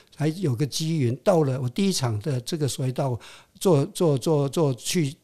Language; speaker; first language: Chinese; non-native, local second language; Min Nan Chinese